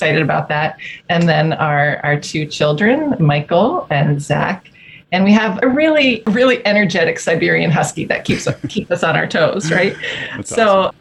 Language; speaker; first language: English; native; English